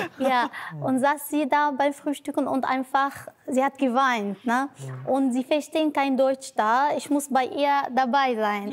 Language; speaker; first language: German; non-native, learner; Arabic